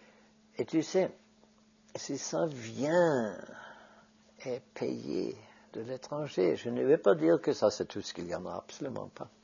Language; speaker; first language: French; non-native, fluent; Norwegian